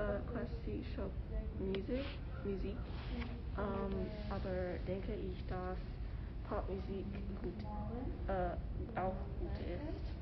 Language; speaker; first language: German; non-native, learner; English